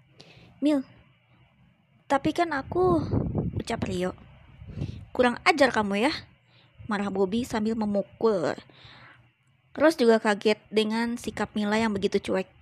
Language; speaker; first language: Indonesian; native; Indonesian